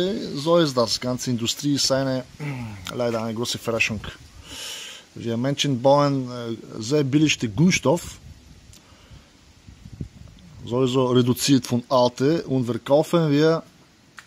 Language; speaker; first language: German; non-native, learner; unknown